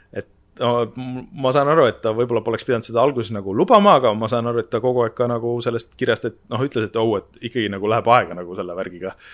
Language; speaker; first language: Estonian; native; Estonian